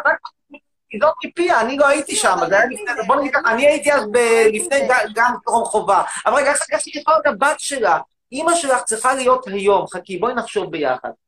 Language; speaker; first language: Hebrew; native; Hebrew